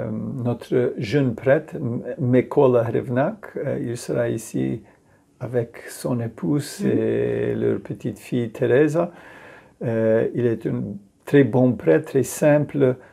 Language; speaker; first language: French; non-native, fluent; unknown